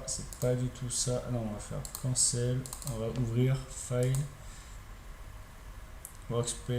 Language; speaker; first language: French; native; French